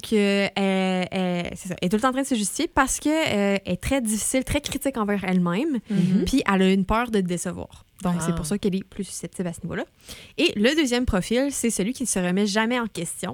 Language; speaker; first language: French; native; French